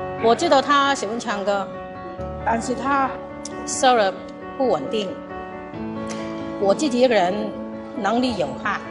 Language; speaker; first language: Chinese; non-native, local second language; Cantonese